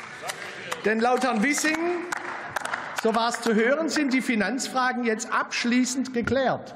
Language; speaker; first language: German; native; German